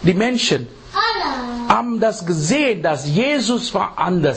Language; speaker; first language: German; non-native, learner; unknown